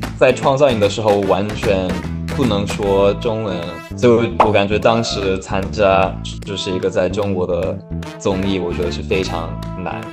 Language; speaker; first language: Chinese; non-native, fluent; English